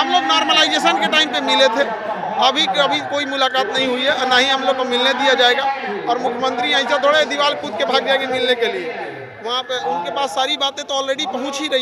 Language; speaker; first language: Hindi; non-native, local second language; Bhojpuri